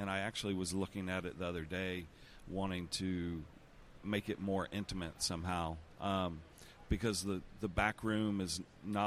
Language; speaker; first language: English; native; English